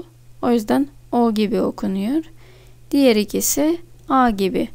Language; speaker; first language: Turkish; non-native, fluent; Russian